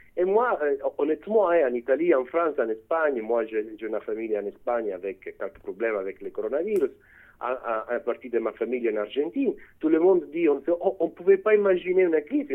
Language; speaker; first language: French; non-native, fluent; Italian